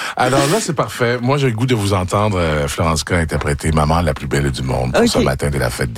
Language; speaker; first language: French; native; French